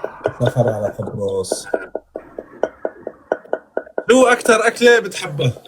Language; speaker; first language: Arabic; native; Arabic